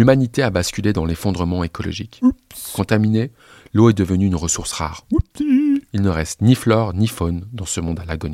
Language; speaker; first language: French; native; French